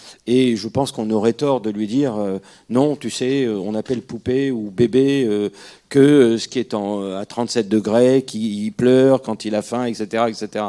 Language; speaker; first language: French; native; French